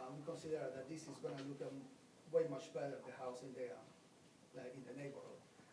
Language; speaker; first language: English; non-native, fluent; Spanish